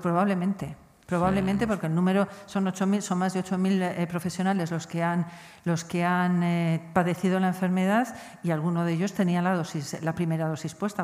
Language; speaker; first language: Spanish; native; Spanish